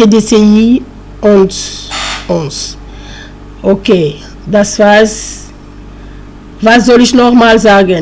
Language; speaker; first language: German; non-native, learner; French